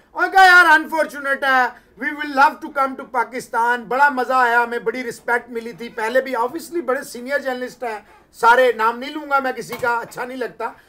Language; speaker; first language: Urdu; native; Urdu